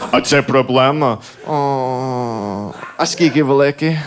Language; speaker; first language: Ukrainian; non-native, fluent; English